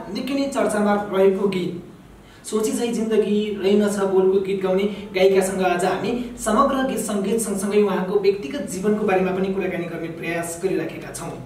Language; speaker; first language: Nepali; native; Nepali